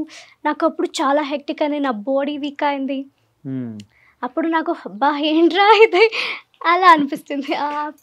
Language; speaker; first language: Telugu; non-native, learner; Malayalam